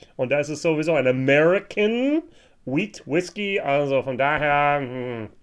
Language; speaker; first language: German; non-native, fluent; English